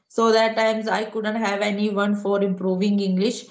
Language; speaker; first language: English; non-native, local second language; Hindi